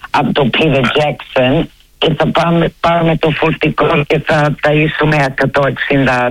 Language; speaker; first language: Greek; early bilingual, heritage; Greek